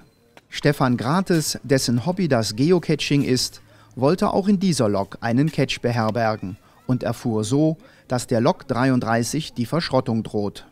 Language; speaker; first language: German; native; German